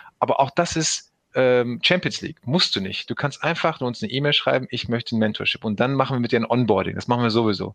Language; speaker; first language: German; early bilingual, other home language; Turkish